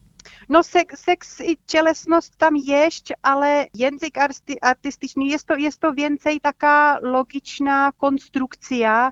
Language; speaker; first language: Polish; non-native, fluent; Czech